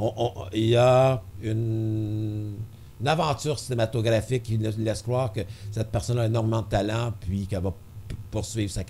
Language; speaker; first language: French; native; French